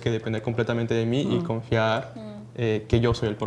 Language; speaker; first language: Spanish; native; Spanish